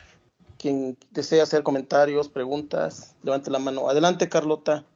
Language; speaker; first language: Spanish; native; Spanish